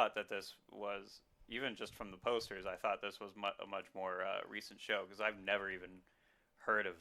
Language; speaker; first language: English; native; English